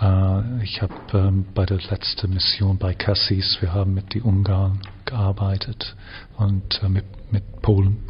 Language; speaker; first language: German; non-native, fluent; English